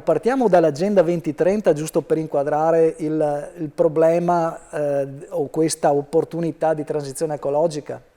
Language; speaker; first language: Italian; native; Italian